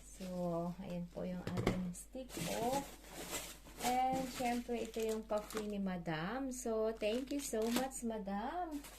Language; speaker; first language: Filipino; native; Filipino